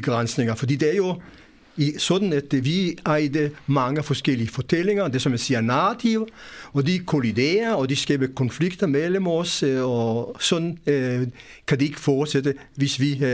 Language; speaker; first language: Danish; non-native, fluent; Hebrew